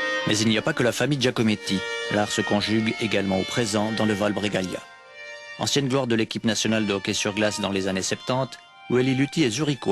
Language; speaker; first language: French; native; French